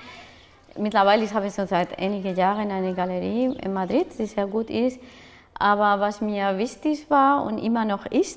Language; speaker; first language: German; non-native, fluent; Spanish